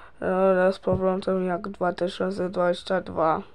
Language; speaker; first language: Polish; early bilingual, heritage; Polish